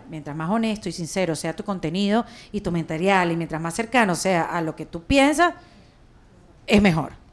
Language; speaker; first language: Spanish; native; Spanish